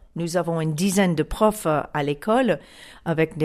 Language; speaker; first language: French; non-native, fluent; English